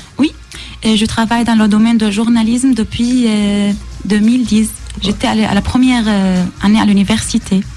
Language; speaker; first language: French; non-native, learner; Arabic